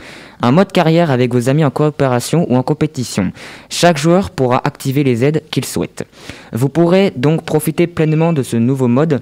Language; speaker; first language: French; native; French